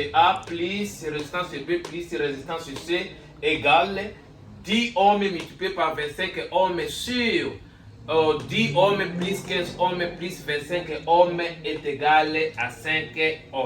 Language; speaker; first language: French; non-native, learner; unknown